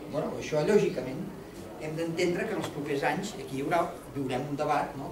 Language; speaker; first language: Catalan; native; Catalan